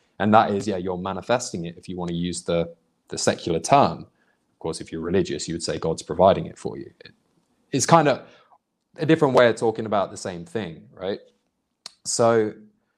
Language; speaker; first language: English; native; English